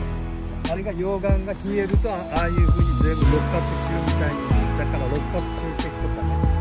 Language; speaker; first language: Japanese; native; Japanese